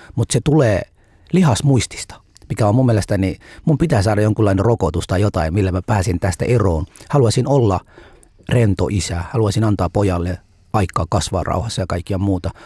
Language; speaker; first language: Finnish; non-native, fluent; Somali